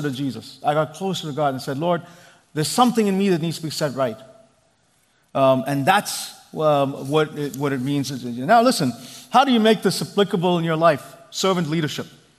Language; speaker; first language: English; non-native, local second language; Malayalam